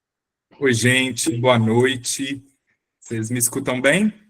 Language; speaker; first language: Portuguese; native; Portuguese